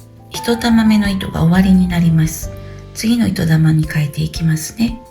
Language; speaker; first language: Japanese; native; Japanese